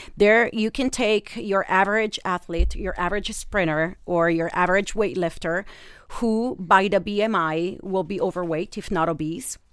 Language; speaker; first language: English; non-native, fluent; Italian